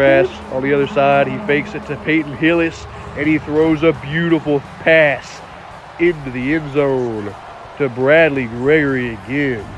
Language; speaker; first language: English; native; English